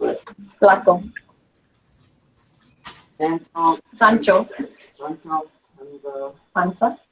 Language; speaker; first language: Spanish; non-native, learner; English